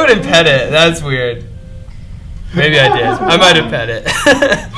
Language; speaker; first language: English; native; English